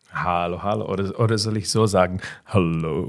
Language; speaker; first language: German; non-native, fluent; Serbian